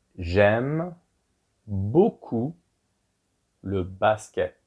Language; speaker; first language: French; non-native, fluent; English